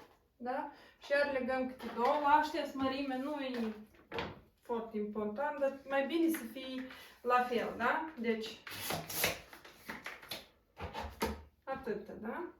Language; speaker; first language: Romanian; non-native, local second language; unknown